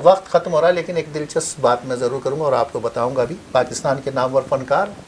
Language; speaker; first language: Urdu; native; Urdu